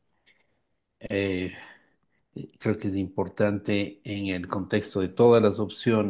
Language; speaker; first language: Spanish; native; Spanish